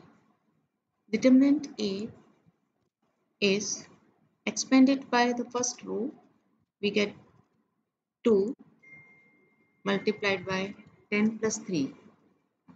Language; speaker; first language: English; non-native, local second language; Hindi